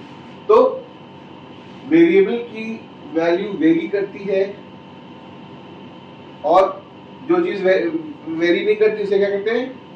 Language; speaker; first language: Hindi; native; Hindi